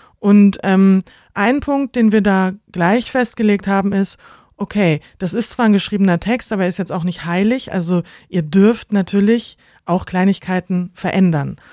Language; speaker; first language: German; native; German